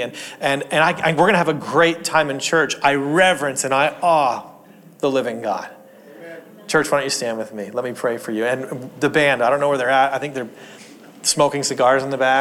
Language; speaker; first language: English; native; English